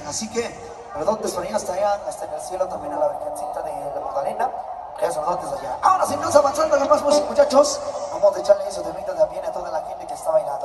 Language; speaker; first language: Spanish; native; Spanish